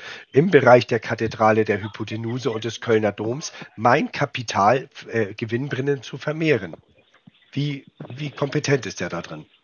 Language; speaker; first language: German; native; German